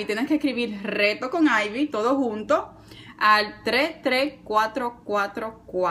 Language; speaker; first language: Spanish; native; Spanish